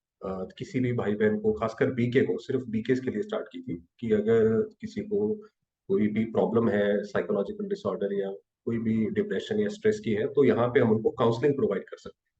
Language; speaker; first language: Hindi; native; Hindi